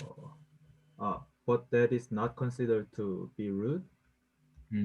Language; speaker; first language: English; non-native, learner; Korean